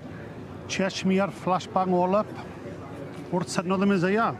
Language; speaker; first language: Welsh; native; Welsh